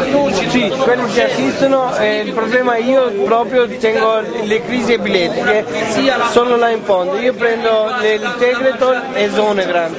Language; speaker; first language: Italian; non-native, fluent; Albanian